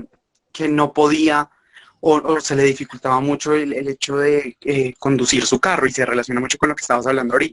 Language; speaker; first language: Spanish; native; Spanish